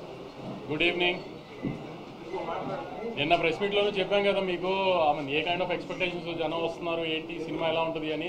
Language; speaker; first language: Telugu; native; Telugu